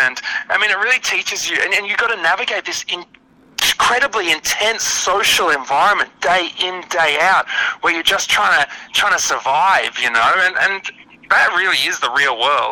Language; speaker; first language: English; native; English